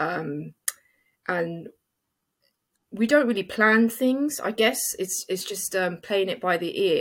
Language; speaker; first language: English; native; English